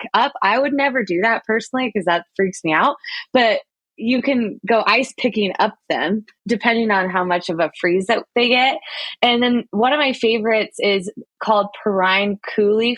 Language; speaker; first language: English; native; English